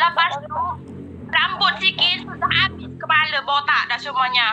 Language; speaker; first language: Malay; non-native, learner; Vietnamese